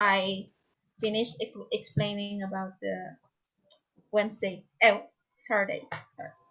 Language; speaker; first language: English; non-native, fluent; Indonesian